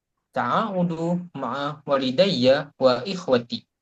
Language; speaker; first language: Arabic; non-native, learner; Malay